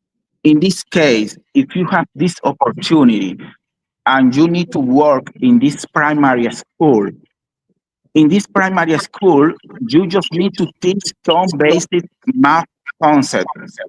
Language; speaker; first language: English; non-native, learner; Spanish